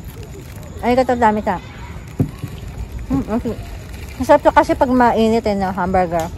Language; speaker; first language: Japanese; non-native, learner; Filipino